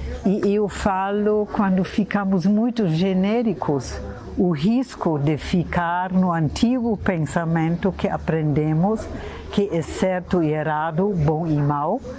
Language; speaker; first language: Portuguese; non-native, fluent; German